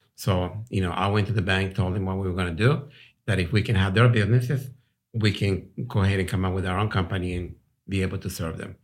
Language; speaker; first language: English; non-native, fluent; Spanish